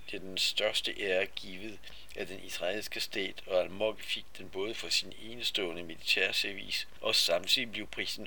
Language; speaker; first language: Danish; native; Danish